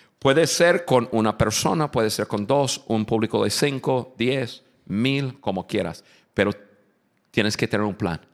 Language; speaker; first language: Spanish; non-native, fluent; English